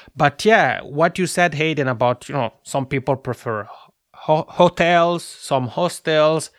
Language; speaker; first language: English; non-native, fluent; Italian